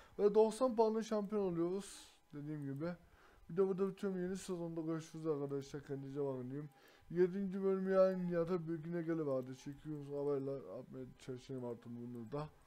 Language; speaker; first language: Turkish; native; Turkish